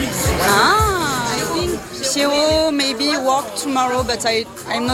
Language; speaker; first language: English; non-native, learner; French